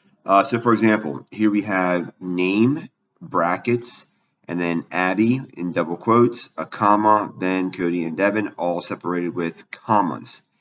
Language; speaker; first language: English; native; English